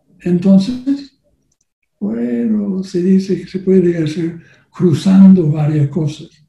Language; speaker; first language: Spanish; non-native, learner; English